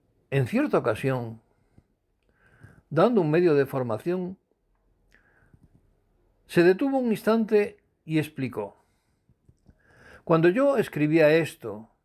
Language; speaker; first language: Spanish; native; Spanish